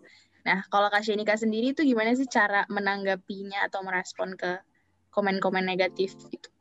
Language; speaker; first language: Indonesian; native; Indonesian